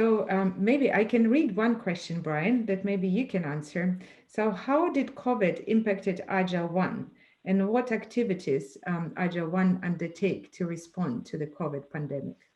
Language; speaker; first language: English; non-native, fluent; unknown